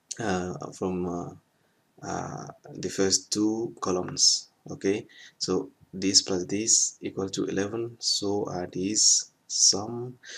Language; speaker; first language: English; non-native, fluent; French